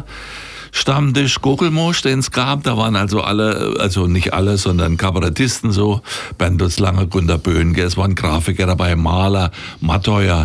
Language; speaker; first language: German; native; German